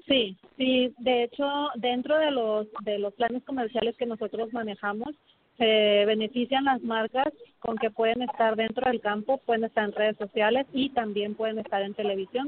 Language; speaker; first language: Spanish; native; Spanish